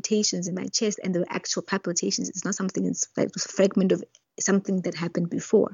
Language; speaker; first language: English; non-native, local second language; Southern Sotho